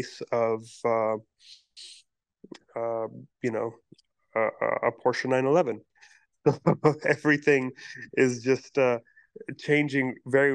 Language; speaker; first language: English; non-native, local second language; Pashto